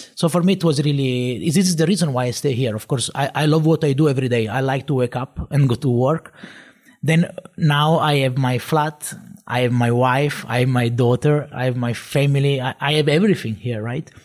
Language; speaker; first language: English; non-native, fluent; Italian